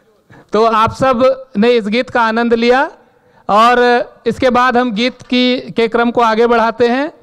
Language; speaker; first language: Hindi; native; Hindi